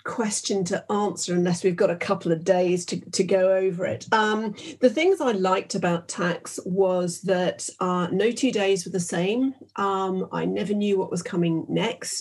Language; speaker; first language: English; native; English